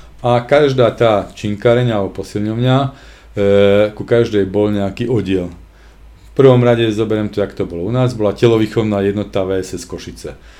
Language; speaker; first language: Slovak; native; Slovak